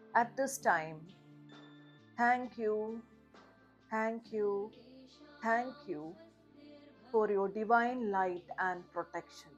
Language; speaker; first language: English; non-native, local second language; Malayalam